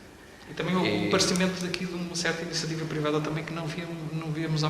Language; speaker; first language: Portuguese; native; Portuguese